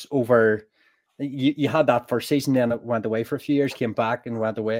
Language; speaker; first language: English; native; English